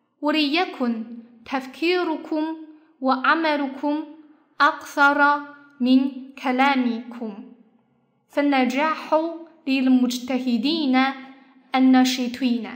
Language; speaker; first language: Arabic; non-native, fluent; Chinese